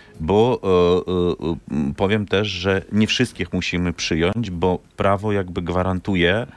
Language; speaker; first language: Polish; non-native, fluent; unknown